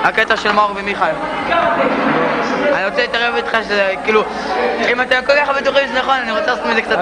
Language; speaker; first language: Hebrew; native; Hebrew